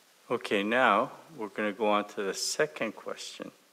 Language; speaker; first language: English; early bilingual, other home language; Japanese